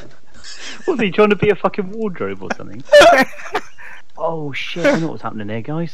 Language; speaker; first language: English; native; English